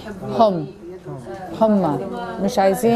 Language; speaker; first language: Arabic; non-native, fluent; English